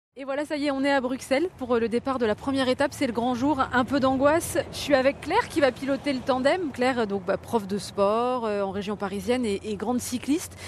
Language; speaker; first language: French; native; French